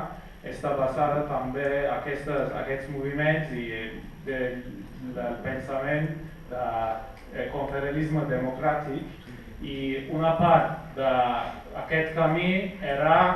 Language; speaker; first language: Catalan; non-native, fluent; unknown